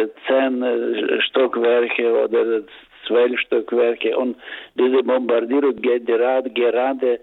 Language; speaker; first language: German; non-native, learner; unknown